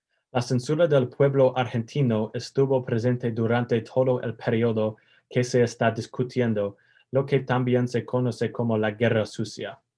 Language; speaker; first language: Spanish; non-native, learner; English